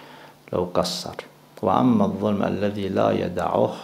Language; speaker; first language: Arabic; native; Arabic